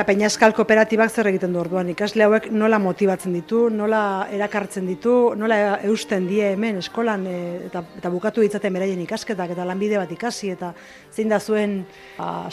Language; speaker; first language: Basque; native; Basque